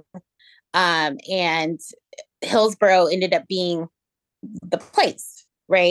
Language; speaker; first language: English; native; English